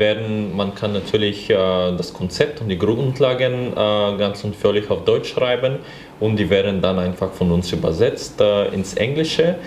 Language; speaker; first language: German; non-native, fluent; Bulgarian